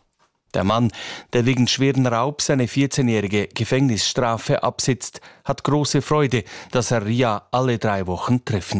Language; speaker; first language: German; native; German